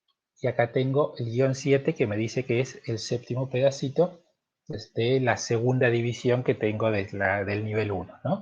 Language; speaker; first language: Spanish; native; Spanish